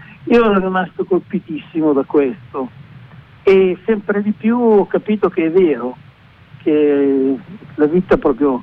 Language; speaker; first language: Italian; native; Italian